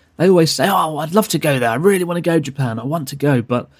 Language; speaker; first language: English; native; English